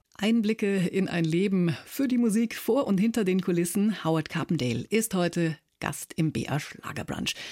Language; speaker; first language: German; native; German